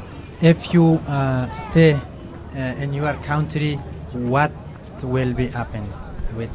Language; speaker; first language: English; non-native, learner; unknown